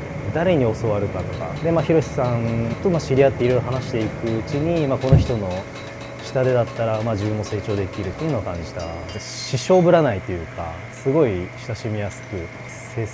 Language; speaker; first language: Japanese; native; Japanese